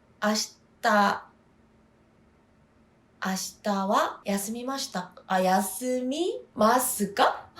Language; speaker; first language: Japanese; non-native, learner; Korean